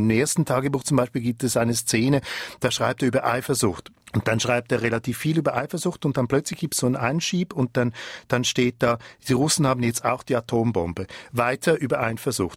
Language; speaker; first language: German; native; German